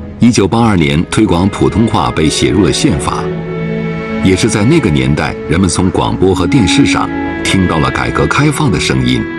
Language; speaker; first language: Chinese; native; Chinese